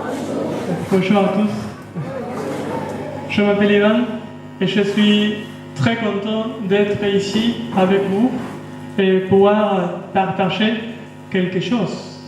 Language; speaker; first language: French; non-native, fluent; Spanish